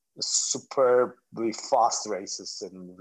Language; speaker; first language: English; non-native, fluent; Polish